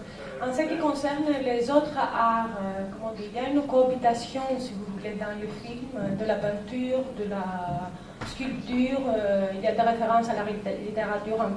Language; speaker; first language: French; non-native, fluent; Greek